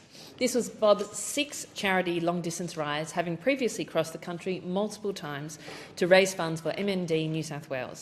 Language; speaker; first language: English; native; English